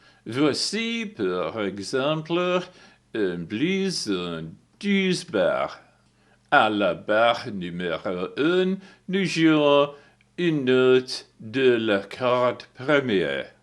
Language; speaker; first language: French; non-native, learner; English